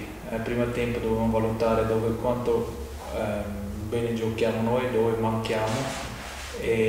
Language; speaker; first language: Italian; non-native, fluent; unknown